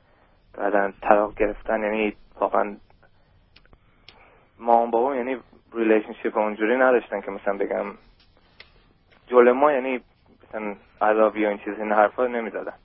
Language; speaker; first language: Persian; early bilingual, heritage; German